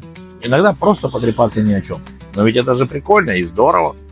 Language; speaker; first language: Russian; native; Russian